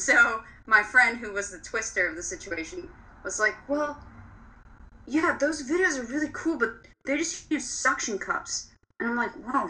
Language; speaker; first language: English; early bilingual, other home language; Polish